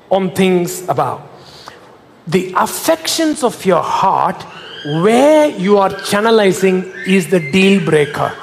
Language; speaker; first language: English; non-native, local second language; Tamil